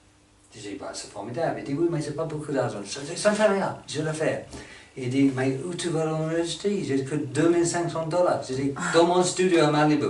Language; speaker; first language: French; non-native, fluent; English